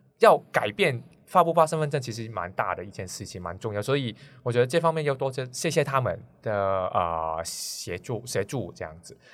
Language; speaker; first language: Chinese; non-native, local second language; Cantonese